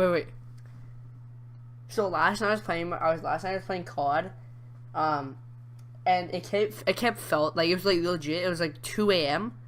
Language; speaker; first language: English; native; English